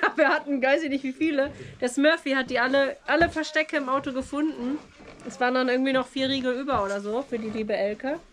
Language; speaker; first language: German; native; German